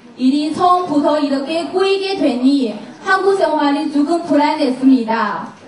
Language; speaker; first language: Korean; non-native, learner; Chinese